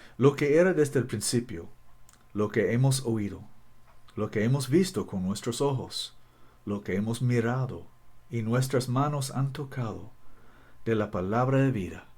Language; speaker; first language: Spanish; non-native, fluent; English